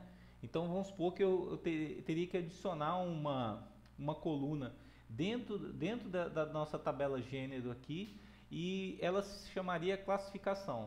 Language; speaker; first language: Portuguese; native; Portuguese